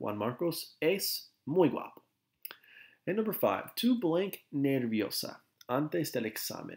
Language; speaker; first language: Spanish; non-native, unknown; English